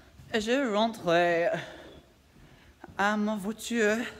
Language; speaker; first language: French; non-native, learner; English